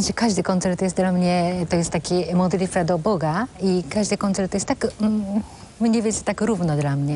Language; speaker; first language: Polish; non-native, fluent; Japanese